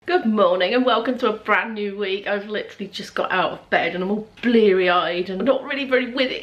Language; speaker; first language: English; native; English